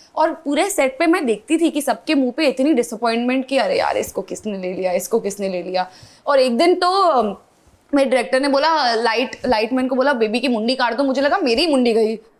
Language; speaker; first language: Hindi; non-native, local second language; English